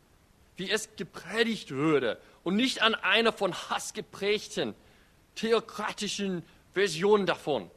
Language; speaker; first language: German; non-native, fluent; English